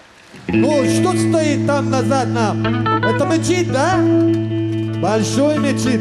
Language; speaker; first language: Russian; non-native, learner; English